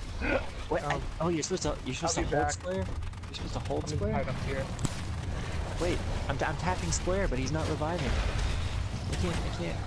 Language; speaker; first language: English; native; English